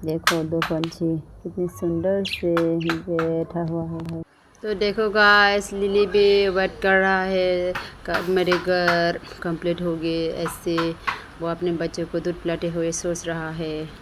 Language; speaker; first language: Hindi; non-native, local second language; Bangla